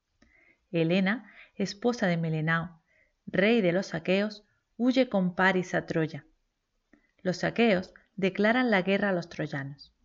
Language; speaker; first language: Spanish; native; Spanish